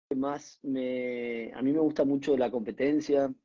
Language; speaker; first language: Spanish; native; Spanish